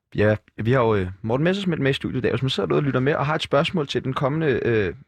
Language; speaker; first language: Danish; native; Danish